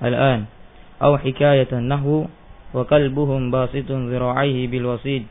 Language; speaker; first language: Arabic; non-native, fluent; Indonesian